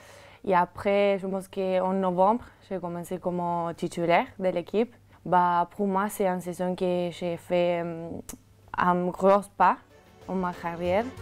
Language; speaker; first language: French; non-native, learner; Spanish